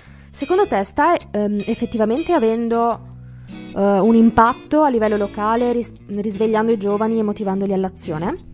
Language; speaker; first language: Italian; native; Italian